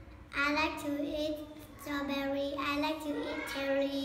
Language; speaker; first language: English; non-native, learner; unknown